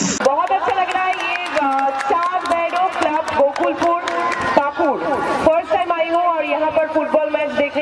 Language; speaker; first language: Hindi; non-native, local second language; Bangla